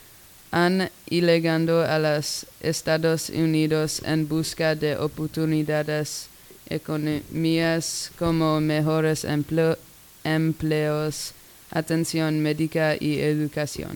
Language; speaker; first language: Spanish; non-native, learner; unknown